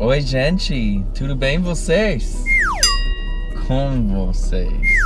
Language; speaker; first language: Portuguese; non-native, learner; English